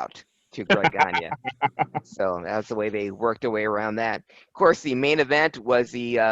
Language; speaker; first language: English; native; English